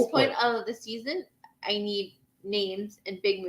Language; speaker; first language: English; native; English